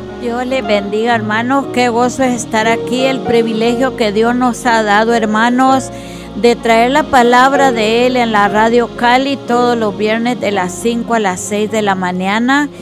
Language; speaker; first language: Spanish; early bilingual, other home language; English